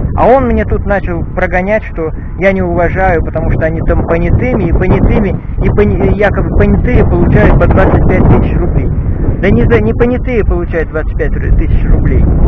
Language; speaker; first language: Russian; native; Russian